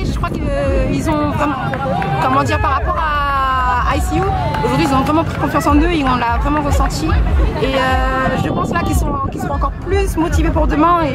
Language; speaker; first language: French; native; French